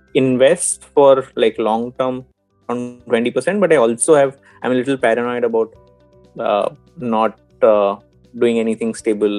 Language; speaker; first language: English; non-native, local second language; Odia